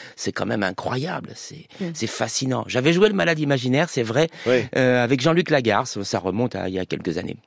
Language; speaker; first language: French; native; French